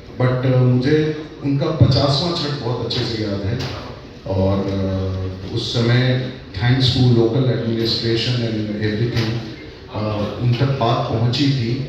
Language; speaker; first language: Hindi; native; Hindi